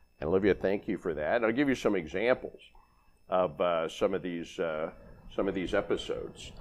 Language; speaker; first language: English; native; English